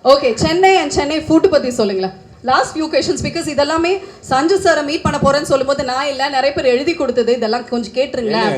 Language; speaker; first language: Tamil; native; Tamil